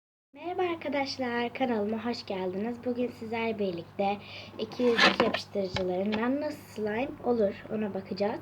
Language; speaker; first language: Turkish; native; Turkish